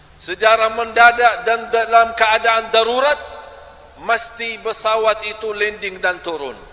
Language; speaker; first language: Malay; non-native, fluent; Arabic